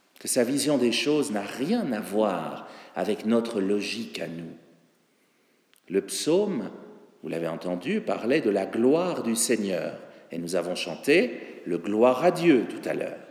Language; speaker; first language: French; native; French